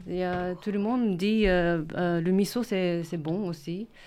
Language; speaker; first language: French; non-native, learner; Japanese